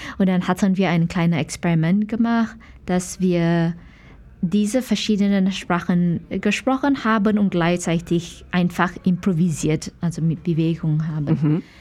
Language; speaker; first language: German; non-native, fluent; Chinese